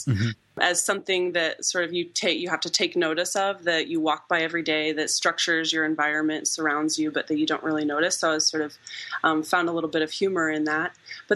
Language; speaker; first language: English; native; English